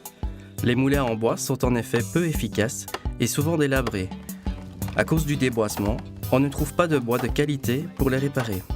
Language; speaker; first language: French; native; French